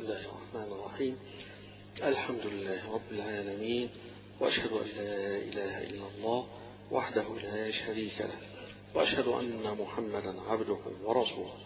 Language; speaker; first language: Arabic; native; Arabic